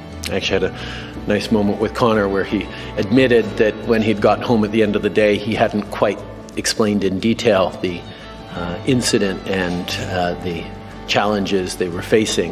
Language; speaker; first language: English; native; English